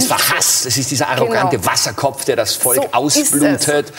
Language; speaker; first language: German; native; German